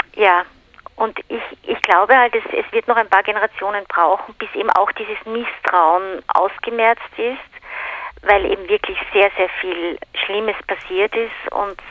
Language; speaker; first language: German; native; German